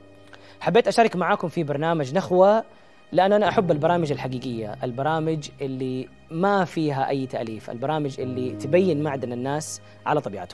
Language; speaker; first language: Arabic; native; Arabic